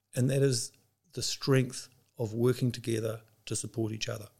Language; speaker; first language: English; native; English